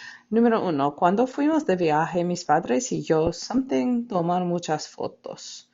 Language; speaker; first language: Spanish; non-native, fluent; English